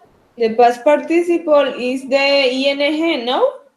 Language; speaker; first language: English; non-native, learner; Spanish